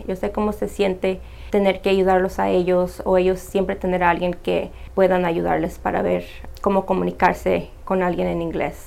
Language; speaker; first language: Spanish; early bilingual, heritage; Spanish